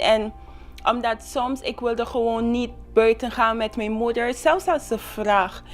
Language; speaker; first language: Dutch; non-native, local second language; Papiamento